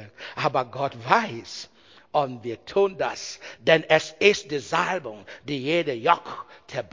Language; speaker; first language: German; non-native, learner; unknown